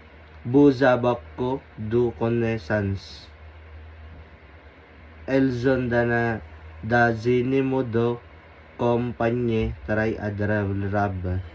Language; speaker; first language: French; non-native, learner; Filipino